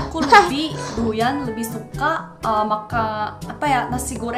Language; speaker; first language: Indonesian; non-native, fluent; Korean